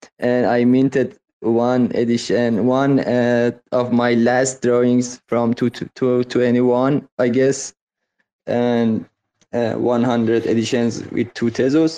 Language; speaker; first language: English; non-native, learner; Persian